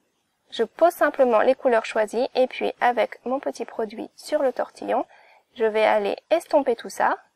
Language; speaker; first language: French; native; French